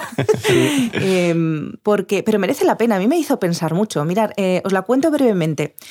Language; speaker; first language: Spanish; native; Spanish